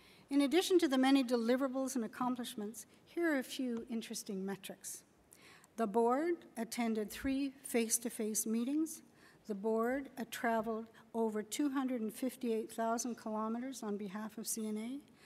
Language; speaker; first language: English; native; English